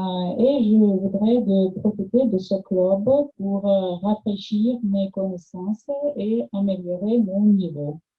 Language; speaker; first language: French; non-native, fluent; Russian